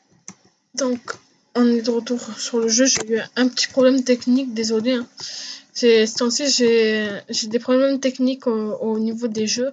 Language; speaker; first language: French; native; French